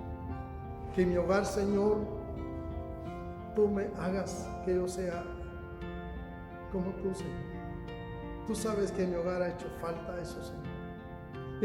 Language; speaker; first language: Spanish; native; Spanish